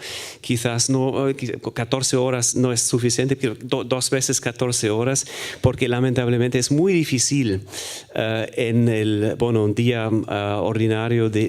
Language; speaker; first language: Spanish; non-native, fluent; German